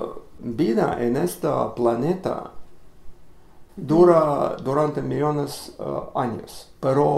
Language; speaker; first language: Spanish; non-native, learner; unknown